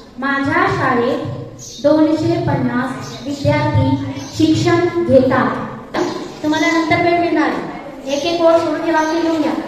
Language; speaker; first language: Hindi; non-native, local second language; Marathi